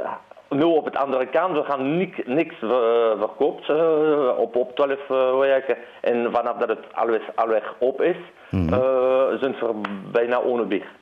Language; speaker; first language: German; non-native, learner; Dutch